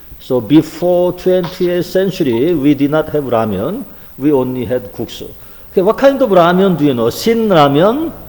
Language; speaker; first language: English; non-native, fluent; Korean